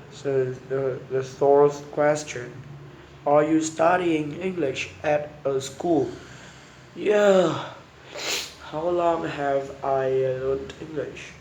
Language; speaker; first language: English; non-native, learner; Vietnamese